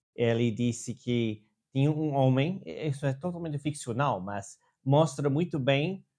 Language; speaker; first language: Portuguese; non-native, fluent; English